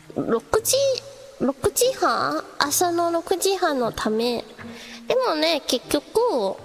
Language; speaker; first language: Japanese; non-native, learner; English